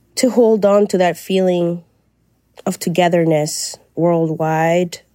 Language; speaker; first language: English; non-native, fluent; Spanish